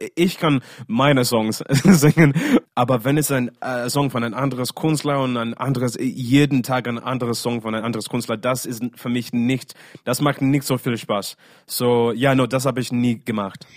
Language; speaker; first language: German; non-native, learner; English